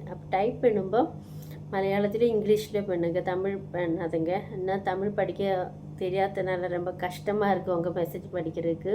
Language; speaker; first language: Tamil; non-native, local second language; Malayalam